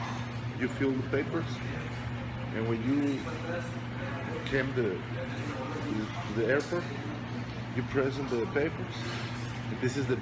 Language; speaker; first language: English; non-native, learner; Spanish